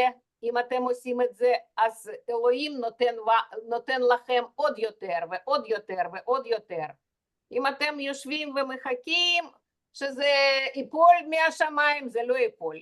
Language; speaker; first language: Hebrew; non-native, fluent; Russian